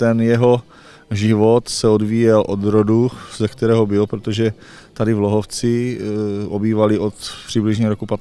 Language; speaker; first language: Czech; native; Czech